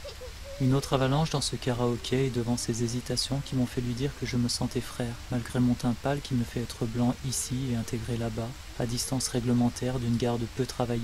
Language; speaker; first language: French; native; French